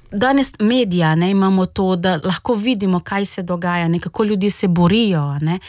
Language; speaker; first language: Slovenian; non-native, fluent; Portuguese